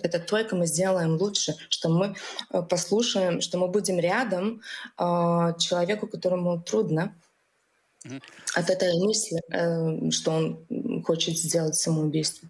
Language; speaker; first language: Russian; non-native, local second language; Latvian